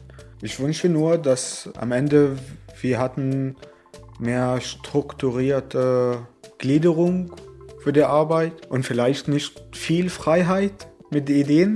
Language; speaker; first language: German; non-native, fluent; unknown